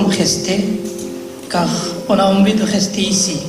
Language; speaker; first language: French; non-native, learner; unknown